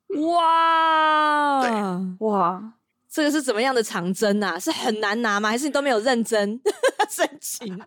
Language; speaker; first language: Chinese; native; Chinese